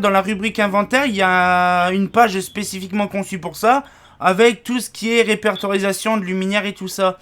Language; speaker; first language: French; native; French